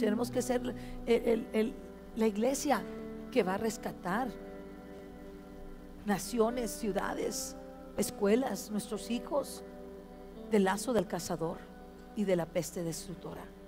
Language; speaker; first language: Spanish; early bilingual, heritage; Spanish